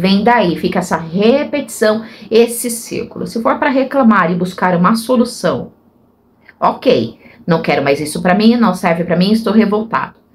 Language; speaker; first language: Portuguese; native; Portuguese